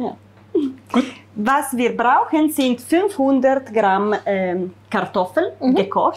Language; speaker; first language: German; non-native, fluent; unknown